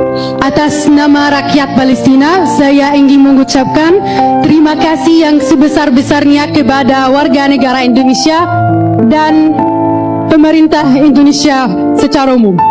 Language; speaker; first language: Indonesian; non-native, fluent; Arabic